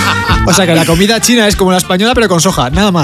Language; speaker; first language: Spanish; native; Spanish